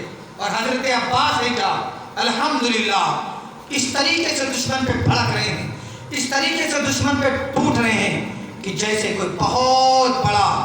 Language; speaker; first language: Urdu; native; Urdu